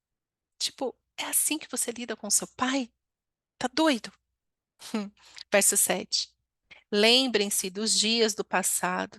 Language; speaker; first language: Portuguese; native; Portuguese